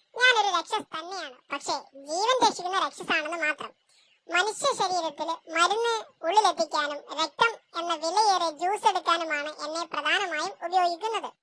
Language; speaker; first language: Malayalam; native; Malayalam